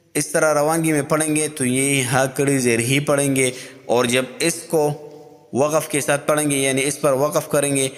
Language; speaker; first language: Urdu; non-native, local second language; Pashto